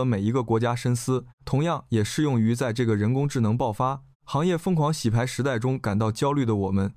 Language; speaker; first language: Chinese; native; Chinese